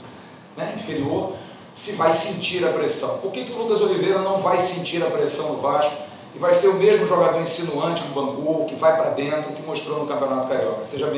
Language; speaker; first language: Portuguese; native; Portuguese